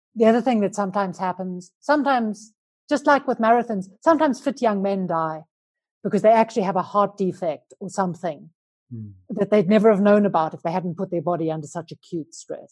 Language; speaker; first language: English; native; English